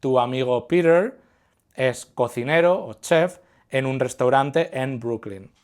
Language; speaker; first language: Spanish; non-native, fluent; English